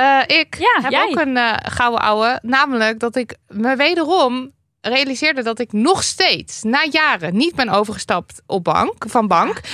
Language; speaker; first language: Dutch; native; Dutch